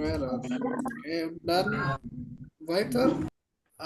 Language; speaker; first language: German; non-native, fluent; Indonesian